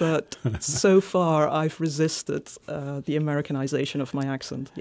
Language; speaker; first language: English; non-native, fluent; Dutch